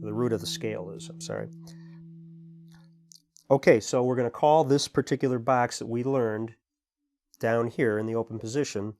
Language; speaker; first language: English; native; English